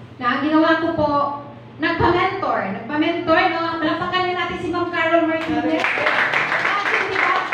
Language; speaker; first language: Filipino; non-native, local second language; Cebuano